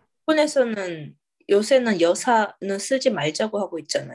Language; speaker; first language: Korean; early bilingual, heritage; Korean